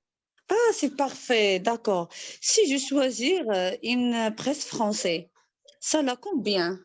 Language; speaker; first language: French; non-native, learner; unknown